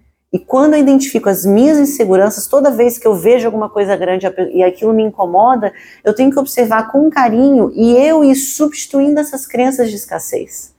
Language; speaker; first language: Portuguese; native; Portuguese